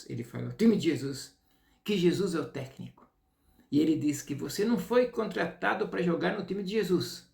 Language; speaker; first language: Portuguese; native; Portuguese